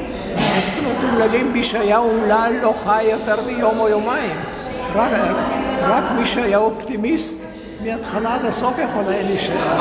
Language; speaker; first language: Hebrew; non-native, fluent; Yiddish